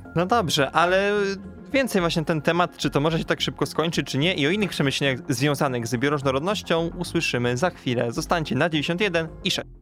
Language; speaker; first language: Polish; native; Polish